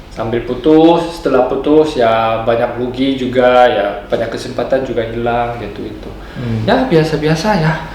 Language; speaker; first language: Indonesian; non-native, fluent; Korean